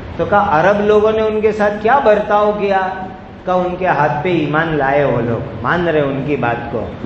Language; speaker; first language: Urdu; non-native, local second language; Gujarati